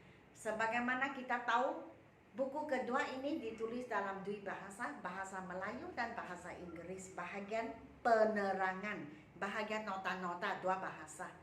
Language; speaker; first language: Indonesian; non-native, local second language; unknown